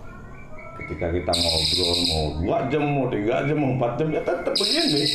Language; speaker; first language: Indonesian; non-native, local second language; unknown